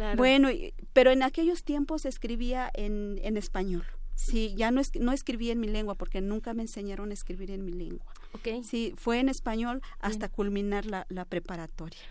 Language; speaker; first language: Spanish; non-native, local second language; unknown